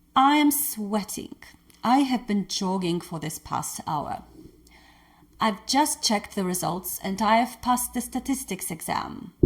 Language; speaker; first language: English; non-native, fluent; Polish